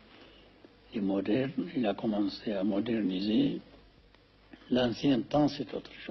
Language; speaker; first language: French; non-native, fluent; Amharic